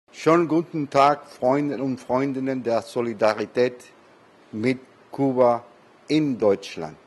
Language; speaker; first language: German; non-native, learner; Spanish